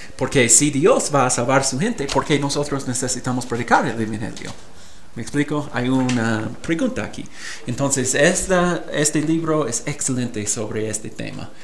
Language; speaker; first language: Spanish; non-native, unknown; English